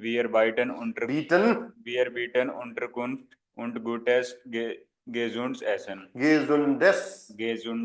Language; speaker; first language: German; non-native, learner; Hindi